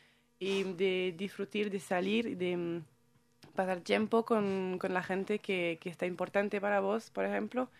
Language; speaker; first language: Spanish; non-native, fluent; French